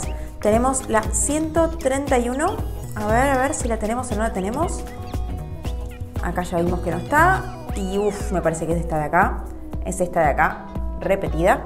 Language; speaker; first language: Spanish; native; Spanish